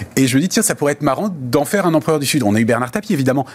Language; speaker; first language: French; native; French